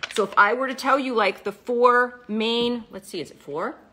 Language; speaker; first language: English; native; English